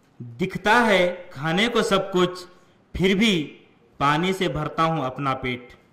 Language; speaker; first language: Hindi; non-native, local second language; Urdu